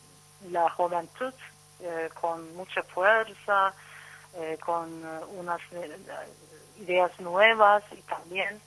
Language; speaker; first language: Spanish; non-native, fluent; Turkish